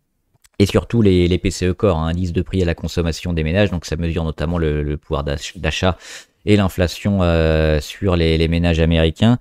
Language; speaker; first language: French; native; French